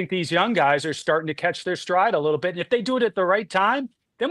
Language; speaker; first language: English; native; English